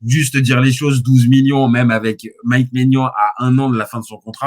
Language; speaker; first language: French; native; French